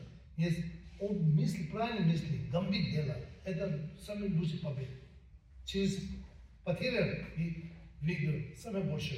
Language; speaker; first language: Russian; non-native, learner; Tibetan